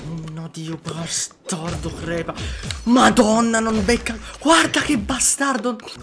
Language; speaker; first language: Italian; native; Italian